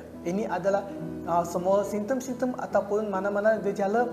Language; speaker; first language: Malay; non-native, local second language; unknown